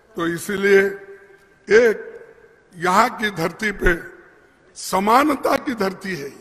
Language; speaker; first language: Hindi; non-native, local second language; Kannada